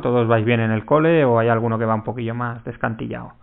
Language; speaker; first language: Spanish; native; Spanish